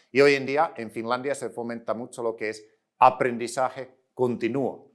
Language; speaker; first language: Spanish; non-native, fluent; Finnish